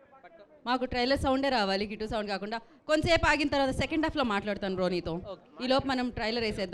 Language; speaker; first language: Telugu; native; Telugu